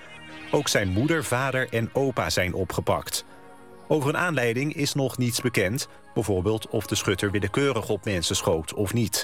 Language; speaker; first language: Dutch; native; Dutch